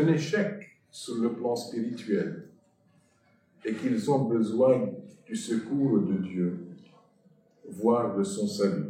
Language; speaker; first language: French; non-native, fluent; Arabic